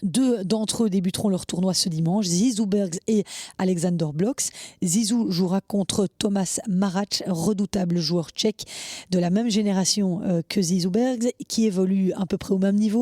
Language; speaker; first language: French; native; French